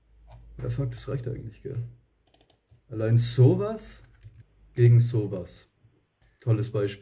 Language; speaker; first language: German; native; German